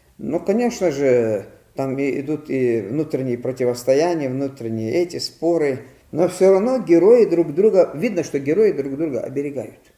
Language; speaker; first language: Russian; non-native, local second language; Ingush